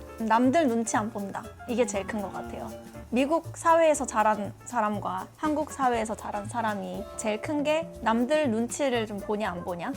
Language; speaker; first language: Korean; native; Korean